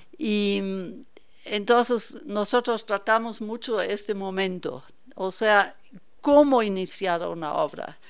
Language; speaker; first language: Spanish; non-native, fluent; German